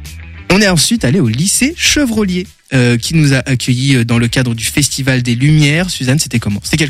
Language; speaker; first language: French; native; French